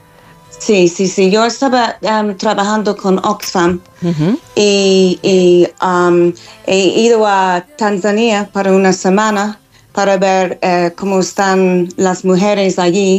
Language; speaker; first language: Spanish; non-native, learner; English